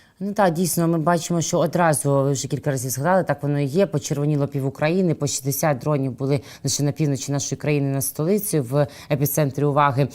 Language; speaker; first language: Ukrainian; native; Ukrainian